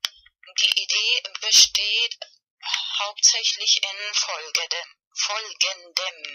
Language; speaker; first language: German; non-native, fluent; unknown